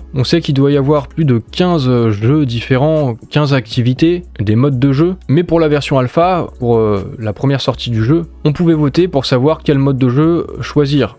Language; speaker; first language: French; native; French